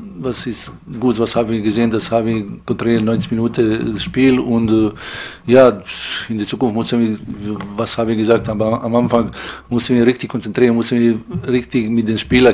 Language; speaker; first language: German; non-native, fluent; Serbian